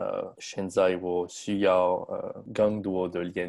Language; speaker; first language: Chinese; non-native, learner; French